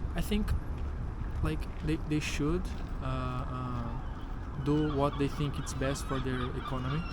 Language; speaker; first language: English; non-native, fluent; Portuguese